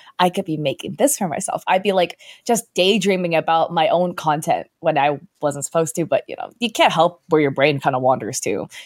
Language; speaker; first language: English; early bilingual, other home language; Chinese